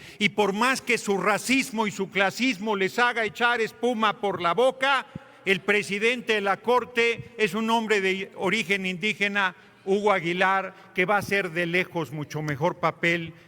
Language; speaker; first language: Spanish; native; Spanish